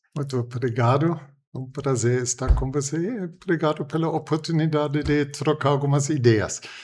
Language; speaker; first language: Portuguese; non-native, fluent; German